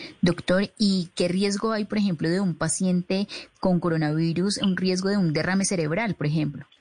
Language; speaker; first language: Spanish; native; Spanish